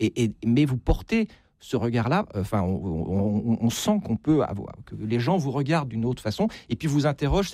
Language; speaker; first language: French; native; French